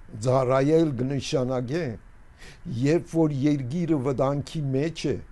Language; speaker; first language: Armenian; early bilingual, heritage; Armenian